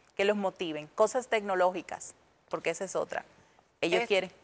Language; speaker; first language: Spanish; native; Spanish